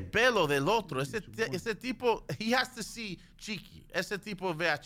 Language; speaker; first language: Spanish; early bilingual, other home language; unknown